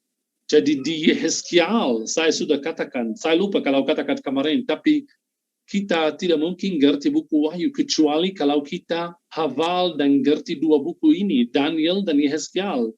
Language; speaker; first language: Indonesian; non-native, fluent; Arabic